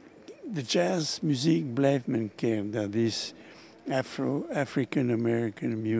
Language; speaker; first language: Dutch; non-native, local second language; French